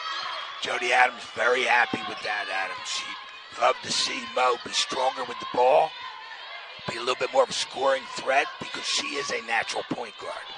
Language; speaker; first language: English; native; English